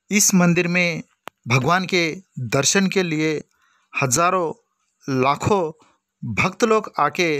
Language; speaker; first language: Hindi; non-native, local second language; Lambadi